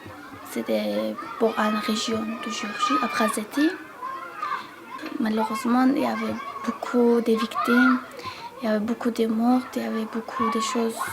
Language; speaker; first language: French; non-native, learner; Georgian